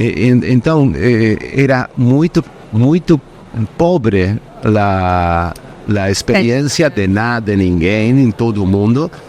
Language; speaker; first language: Portuguese; non-native, fluent; Spanish